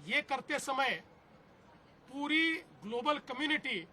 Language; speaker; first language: Hindi; non-native, local second language; Marathi